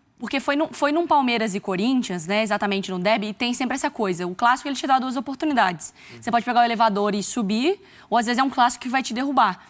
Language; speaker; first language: Portuguese; native; Portuguese